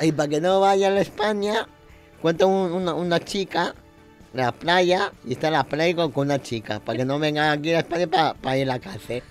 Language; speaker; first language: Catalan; non-native, local second language; Spanish